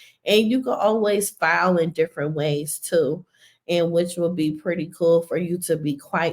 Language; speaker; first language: English; native; English